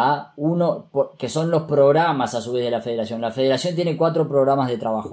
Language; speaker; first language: Spanish; native; Spanish